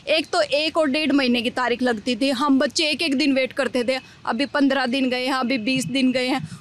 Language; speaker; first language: Hindi; native; Hindi